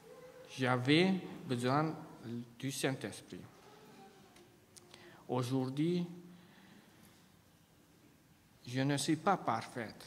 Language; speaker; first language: French; non-native, fluent; Hungarian